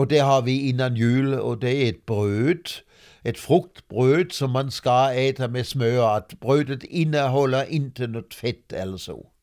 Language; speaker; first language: Swedish; non-native, fluent; German